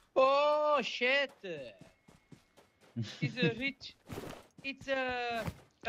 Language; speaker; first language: English; non-native, learner; Portuguese